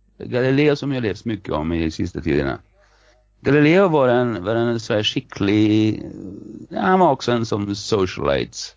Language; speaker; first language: Swedish; non-native, fluent; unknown